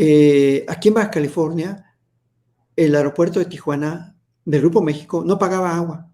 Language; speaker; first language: Spanish; native; Spanish